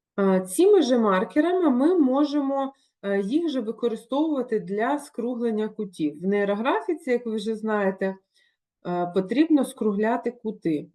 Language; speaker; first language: Ukrainian; non-native, local second language; Russian